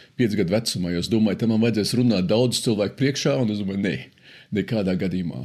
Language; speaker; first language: Latvian; early bilingual, heritage; Latvian